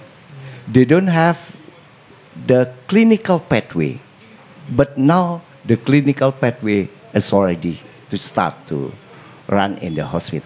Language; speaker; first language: English; non-native, learner; Indonesian